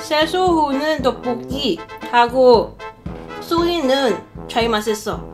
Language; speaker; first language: Korean; non-native, learner; Cantonese